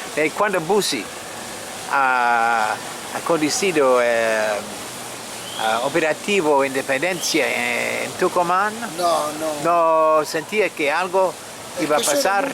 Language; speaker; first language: Spanish; non-native, fluent; French